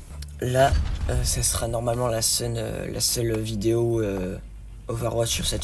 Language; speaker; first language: French; native; French